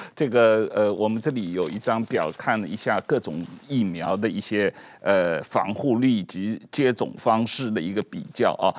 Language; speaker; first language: Chinese; native; Chinese